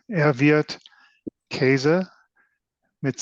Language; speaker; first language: German; non-native, learner; English